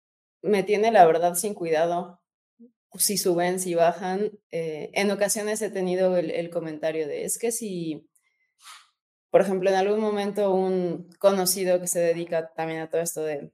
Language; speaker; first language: Spanish; native; Spanish